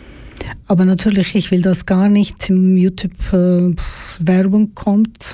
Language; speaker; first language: German; non-native, learner; Georgian